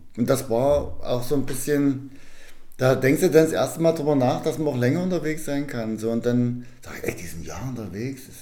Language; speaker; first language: German; native; German